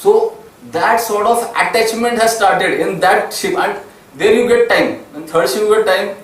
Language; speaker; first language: English; non-native, local second language; Marathi